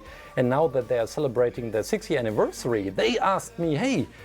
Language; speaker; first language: English; non-native, fluent; German